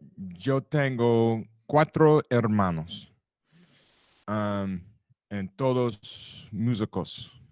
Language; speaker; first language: Spanish; non-native, learner; English